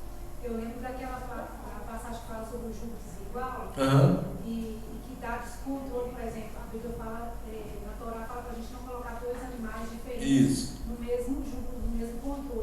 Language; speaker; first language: Portuguese; native; Portuguese